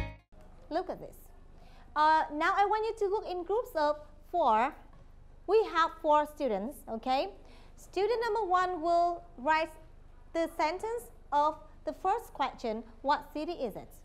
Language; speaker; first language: English; non-native, fluent; Vietnamese